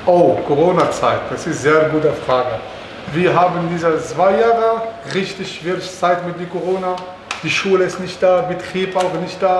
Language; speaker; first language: German; non-native, learner; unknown